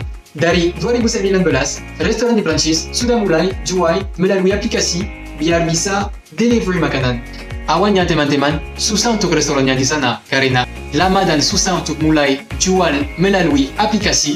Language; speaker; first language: Indonesian; non-native, fluent; French